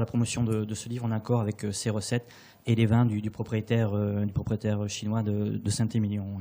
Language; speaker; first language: French; native; French